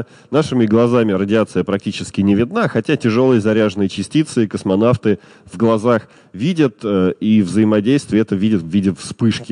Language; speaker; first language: Russian; native; Russian